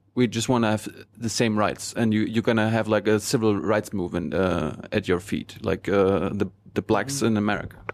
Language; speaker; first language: English; non-native, fluent; German